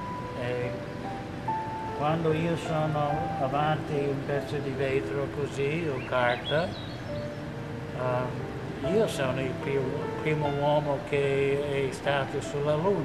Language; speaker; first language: Italian; non-native, learner; English